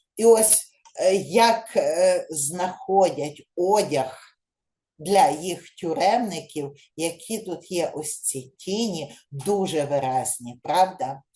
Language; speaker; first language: Ukrainian; native; Ukrainian